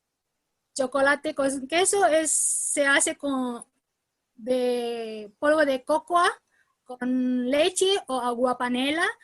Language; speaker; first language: Spanish; non-native, learner; Indonesian